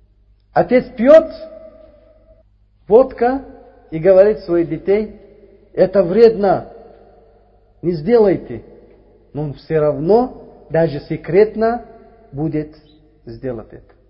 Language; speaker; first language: Russian; non-native, learner; Uzbek